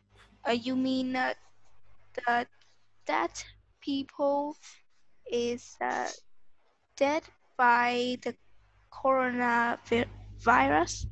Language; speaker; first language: English; non-native, learner; Vietnamese